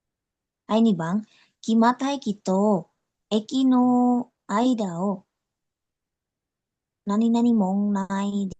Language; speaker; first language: Japanese; non-native, learner; Indonesian